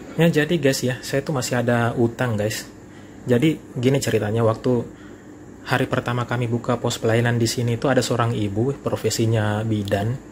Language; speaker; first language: Indonesian; native; Indonesian